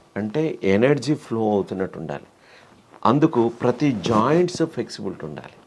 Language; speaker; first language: Telugu; native; Telugu